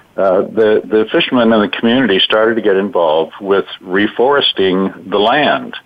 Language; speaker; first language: English; native; English